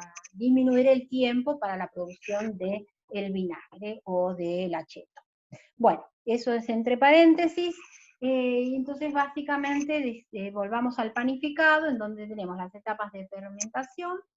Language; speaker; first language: Spanish; native; Spanish